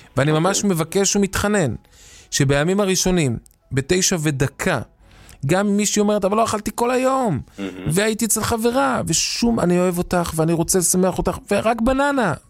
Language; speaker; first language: Hebrew; native; Hebrew